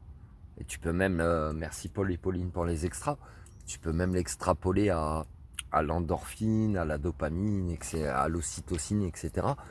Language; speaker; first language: French; native; French